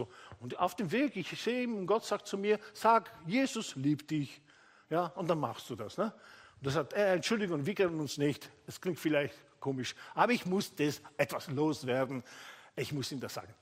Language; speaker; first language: German; non-native, fluent; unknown